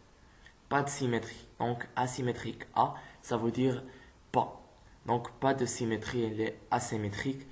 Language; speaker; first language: French; non-native, local second language; Arabic